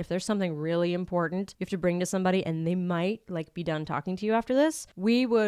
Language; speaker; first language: English; native; English